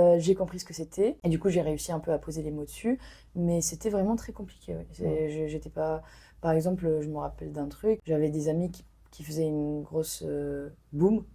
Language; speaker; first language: French; non-native, local second language; Arabic